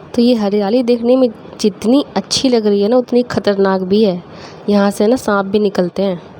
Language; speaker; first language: Hindi; native; Hindi